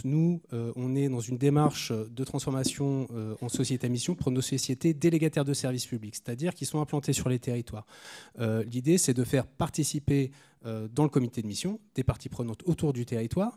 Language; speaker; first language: French; native; French